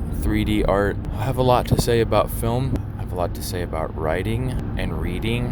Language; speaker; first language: English; native; English